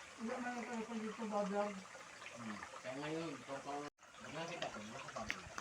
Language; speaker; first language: Filipino; non-native, local second language; Bikol